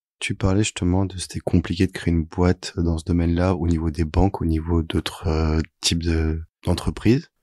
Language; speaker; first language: French; native; French